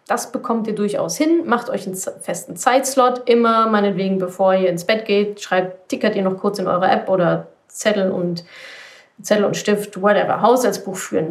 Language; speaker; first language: German; native; German